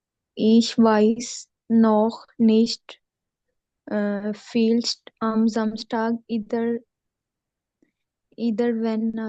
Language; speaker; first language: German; non-native, learner; Urdu